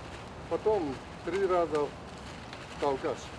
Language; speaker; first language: Russian; non-native, learner; Chinese